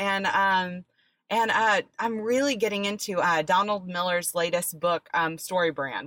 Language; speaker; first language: English; native; English